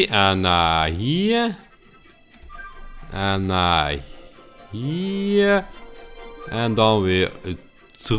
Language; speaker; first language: Dutch; native; Dutch